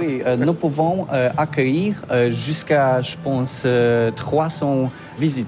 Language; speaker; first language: French; non-native, learner; Polish